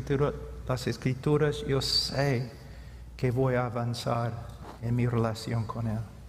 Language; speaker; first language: Spanish; non-native, fluent; English